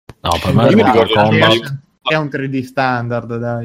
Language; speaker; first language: Italian; native; Italian